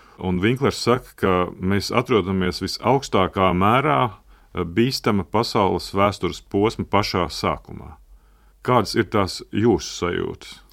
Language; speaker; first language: Latvian; native; Latvian